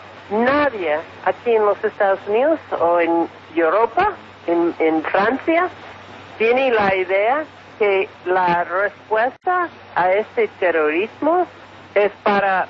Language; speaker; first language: Spanish; non-native, fluent; English